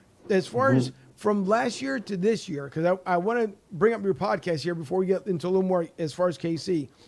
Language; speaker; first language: English; native; English